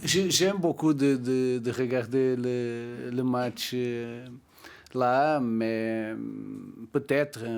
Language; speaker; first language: French; non-native, learner; Portuguese